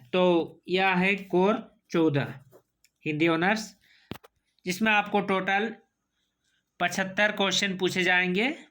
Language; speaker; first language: Hindi; native; Hindi